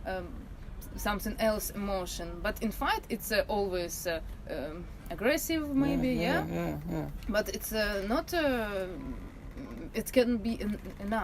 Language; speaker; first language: English; non-native, learner; Russian